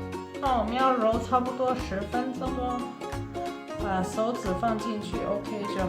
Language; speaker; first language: Chinese; early bilingual, heritage; Chinese